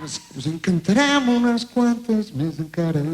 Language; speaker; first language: Catalan; native; Catalan